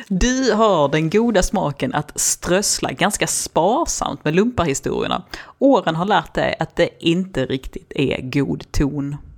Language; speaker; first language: Swedish; native; Swedish